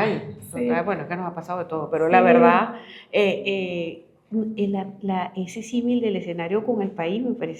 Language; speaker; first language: Spanish; native; Spanish